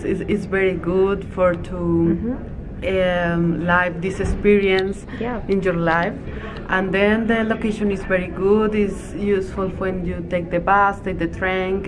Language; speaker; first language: English; non-native, learner; Spanish